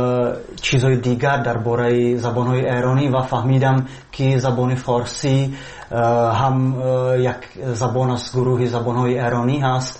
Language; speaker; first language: Persian; non-native, fluent; Czech